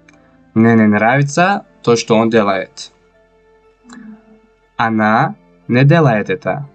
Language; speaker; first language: Russian; non-native, local second language; Tajik